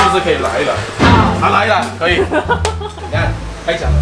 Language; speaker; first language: Chinese; native; Chinese